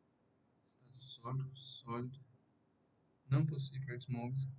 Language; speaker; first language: Portuguese; native; Portuguese